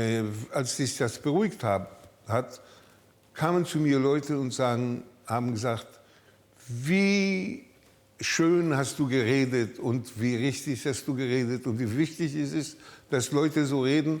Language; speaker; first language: German; early bilingual, heritage; German